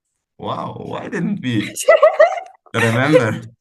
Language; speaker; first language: English; non-native, fluent; Uzbek